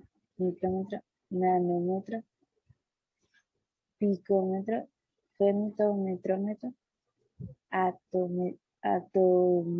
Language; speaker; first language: Spanish; native; Spanish